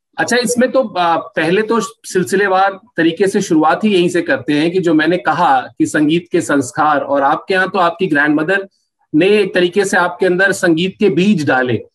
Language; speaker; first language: Hindi; native; Hindi